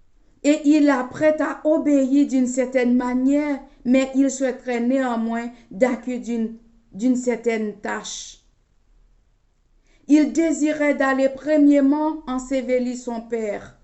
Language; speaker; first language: French; non-native, local second language; Haitian Creole